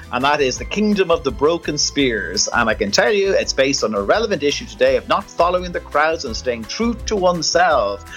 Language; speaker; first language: English; native; English